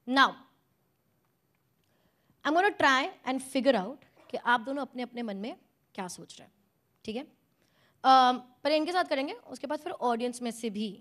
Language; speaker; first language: Hindi; native; Hindi